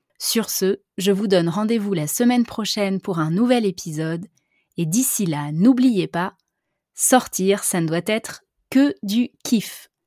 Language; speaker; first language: French; native; French